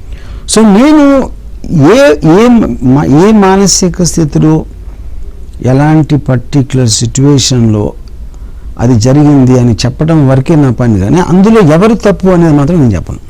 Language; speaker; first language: Telugu; native; Telugu